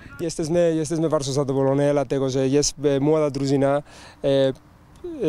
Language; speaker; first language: Polish; non-native, learner; Spanish